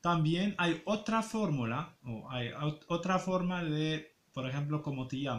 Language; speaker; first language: Spanish; non-native, fluent; Arabic